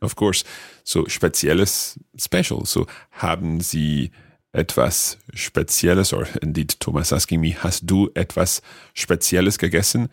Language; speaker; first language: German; non-native, learner; English